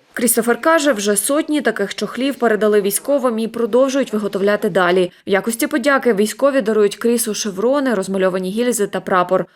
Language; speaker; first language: Ukrainian; native; Ukrainian